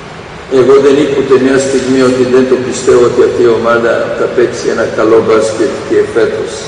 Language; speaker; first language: Greek; non-native, fluent; Serbian